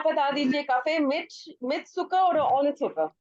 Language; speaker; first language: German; non-native, fluent; Urdu